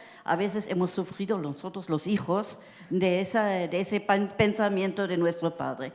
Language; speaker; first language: Spanish; early bilingual, heritage; Spanish